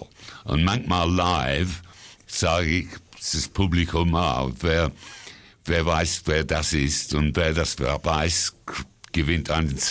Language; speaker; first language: German; non-native, fluent; English